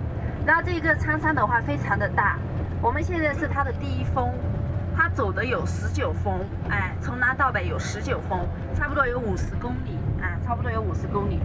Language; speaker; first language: Chinese; native; Chinese